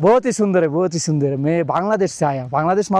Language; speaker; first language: Hindi; non-native, learner; Bangla